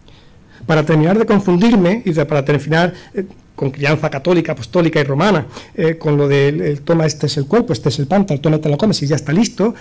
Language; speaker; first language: Spanish; native; Spanish